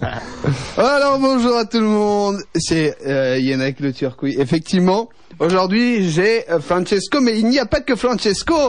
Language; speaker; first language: French; native; French